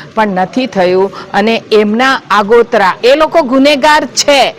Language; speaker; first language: Gujarati; native; Gujarati